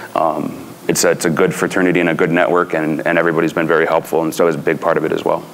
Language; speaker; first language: English; native; English